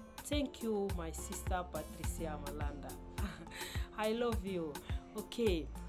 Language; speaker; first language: English; non-native, learner; Lingala